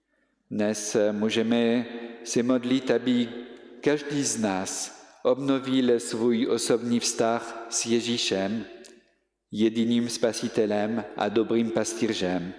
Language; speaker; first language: Czech; non-native, fluent; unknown